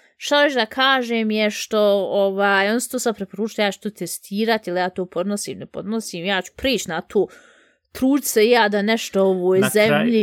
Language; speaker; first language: Bosnian; early bilingual, heritage; Bosnian